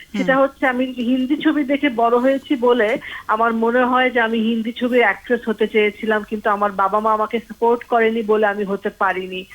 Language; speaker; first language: Bangla; native; Bangla